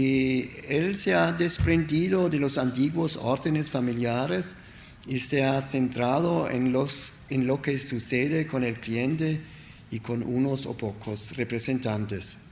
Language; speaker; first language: Spanish; non-native, learner; German